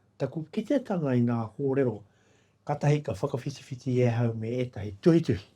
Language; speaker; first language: Māori; native; Māori